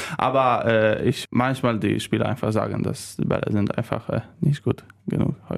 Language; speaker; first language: German; non-native, learner; Polish